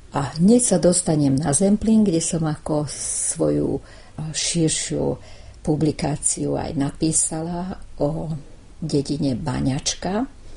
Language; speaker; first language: Slovak; non-native, local second language; Hungarian